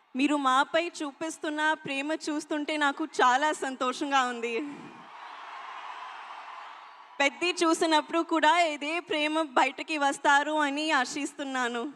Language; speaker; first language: Telugu; non-native, learner; Hindi